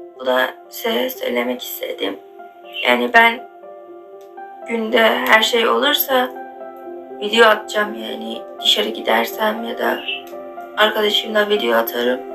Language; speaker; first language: Turkish; non-native, learner; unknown